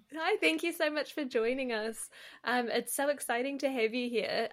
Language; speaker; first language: English; native; English